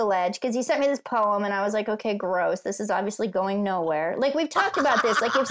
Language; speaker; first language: English; native; English